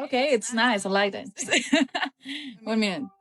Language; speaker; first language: English; non-native, learner; Spanish